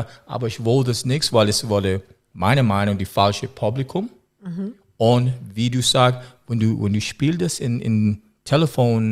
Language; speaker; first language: German; non-native, learner; English